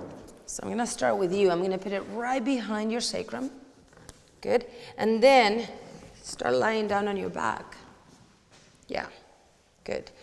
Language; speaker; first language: English; non-native, fluent; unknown